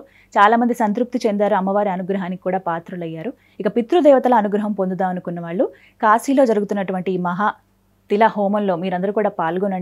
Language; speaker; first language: Telugu; native; Telugu